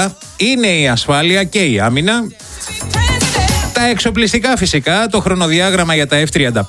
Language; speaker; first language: Greek; native; Greek